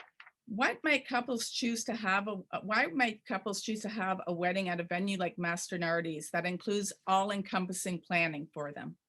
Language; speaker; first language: English; native; English